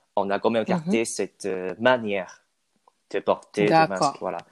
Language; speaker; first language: French; non-native, fluent; Chinese